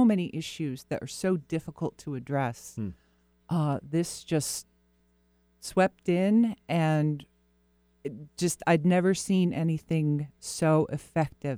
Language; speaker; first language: English; native; English